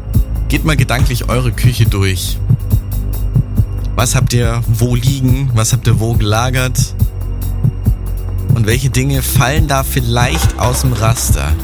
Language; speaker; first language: German; native; German